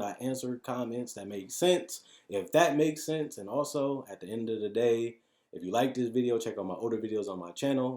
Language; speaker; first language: English; native; English